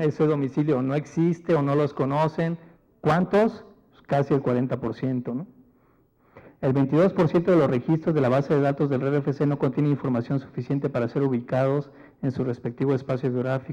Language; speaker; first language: Spanish; native; Spanish